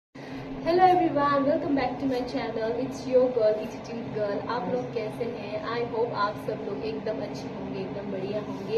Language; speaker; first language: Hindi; non-native, local second language; Nepali